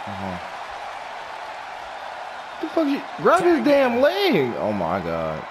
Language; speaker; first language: English; native; English